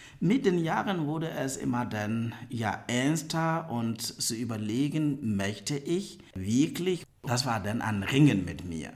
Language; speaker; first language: German; non-native, fluent; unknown